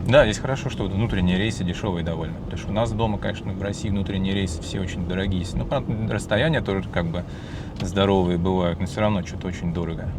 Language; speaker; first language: Russian; native; Russian